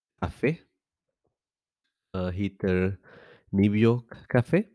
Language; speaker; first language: Swedish; non-native, learner; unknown